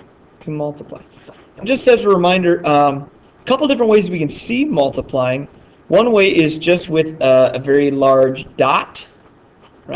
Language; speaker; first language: English; native; English